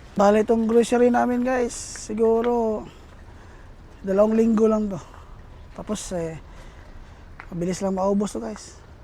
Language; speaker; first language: Filipino; non-native, local second language; Cebuano